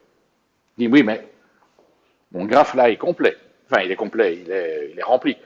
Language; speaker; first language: French; native; French